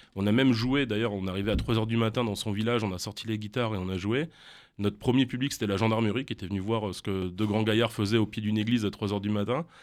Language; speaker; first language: French; native; French